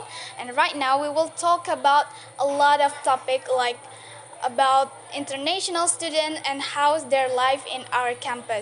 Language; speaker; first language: English; non-native, local second language; Indonesian